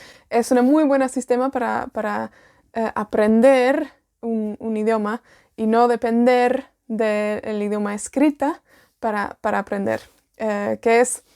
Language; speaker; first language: Spanish; non-native, fluent; Welsh